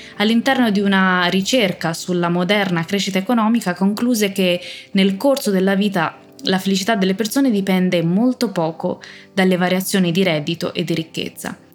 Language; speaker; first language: Italian; native; Italian